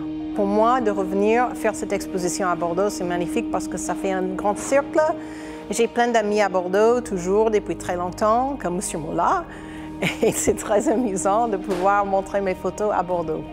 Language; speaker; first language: French; non-native, fluent; English